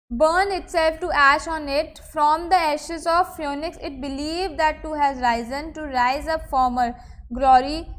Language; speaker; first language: Hindi; native; Hindi